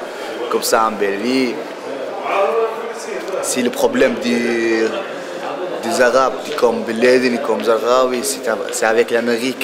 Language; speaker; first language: French; non-native, learner; Arabic